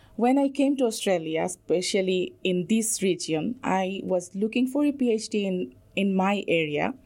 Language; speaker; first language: English; non-native, local second language; Bangla